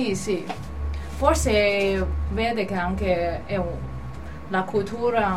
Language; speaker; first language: Italian; non-native, learner; Cantonese